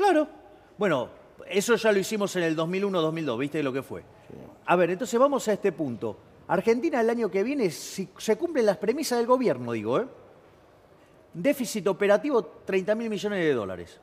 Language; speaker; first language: Spanish; native; Spanish